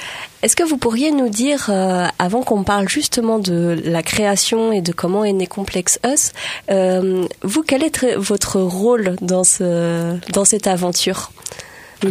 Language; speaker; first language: French; native; French